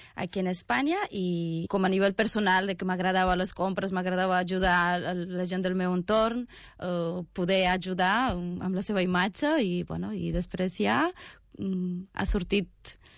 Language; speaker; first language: Catalan; early bilingual, other home language; Romanian